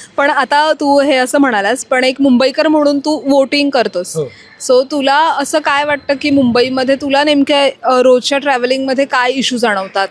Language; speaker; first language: Marathi; native; Marathi